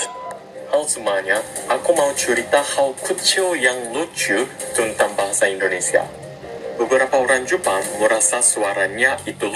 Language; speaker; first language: Indonesian; non-native, fluent; Japanese